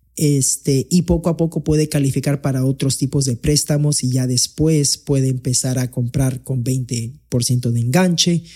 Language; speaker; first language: Spanish; early bilingual, heritage; Spanish